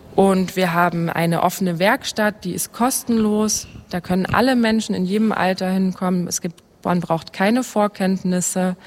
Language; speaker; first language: German; native; German